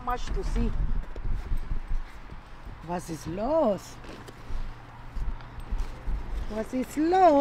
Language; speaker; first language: German; non-native, learner; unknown